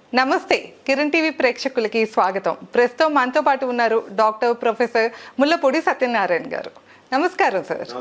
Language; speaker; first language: Telugu; native; Telugu